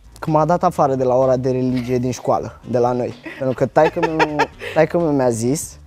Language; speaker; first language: Romanian; early bilingual, other home language; Arabic